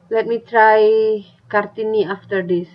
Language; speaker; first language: English; non-native, fluent; Indonesian